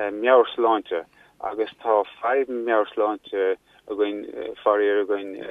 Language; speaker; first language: Irish; non-native, local second language; English